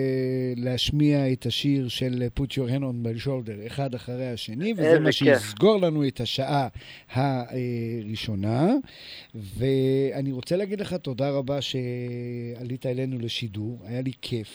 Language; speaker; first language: Hebrew; native; Hebrew